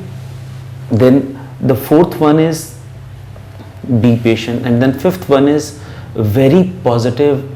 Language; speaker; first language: English; non-native, local second language; Hindi